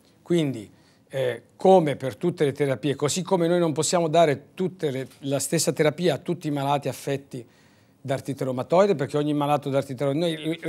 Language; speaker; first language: Italian; native; Italian